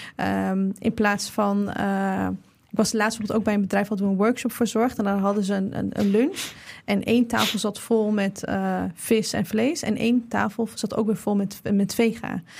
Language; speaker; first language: Dutch; early bilingual, other home language; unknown